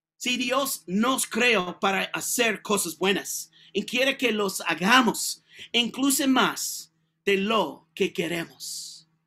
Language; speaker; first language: Spanish; non-native, learner; English